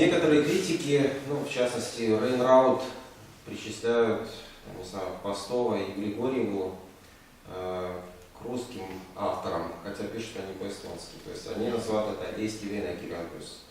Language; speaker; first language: Russian; native; Russian